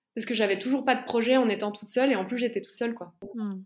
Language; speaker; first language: French; native; French